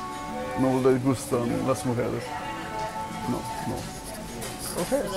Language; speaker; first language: Spanish; non-native, learner; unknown